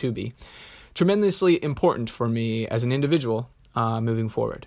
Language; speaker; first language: English; native; English